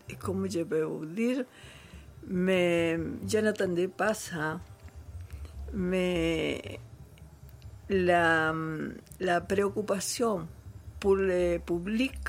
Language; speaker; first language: French; non-native, learner; Spanish